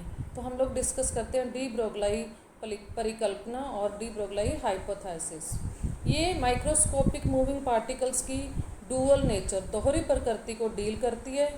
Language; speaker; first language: Hindi; native; Hindi